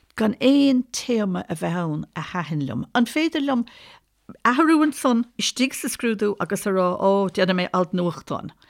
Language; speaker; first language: Irish; native; Irish